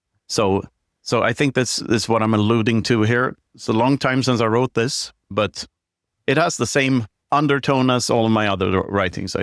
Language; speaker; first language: English; non-native, fluent; Swedish